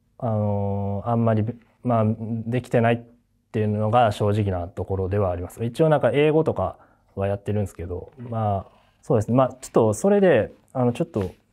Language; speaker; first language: Japanese; native; Japanese